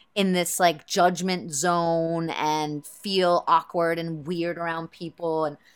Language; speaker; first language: English; early bilingual, other home language; German